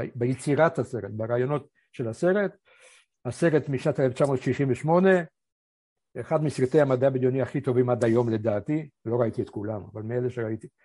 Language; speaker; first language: Hebrew; early bilingual, other home language; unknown